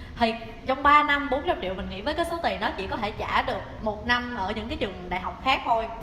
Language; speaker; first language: Vietnamese; native; Vietnamese